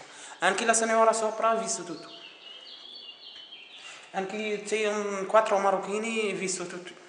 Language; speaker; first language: Italian; non-native, learner; Arabic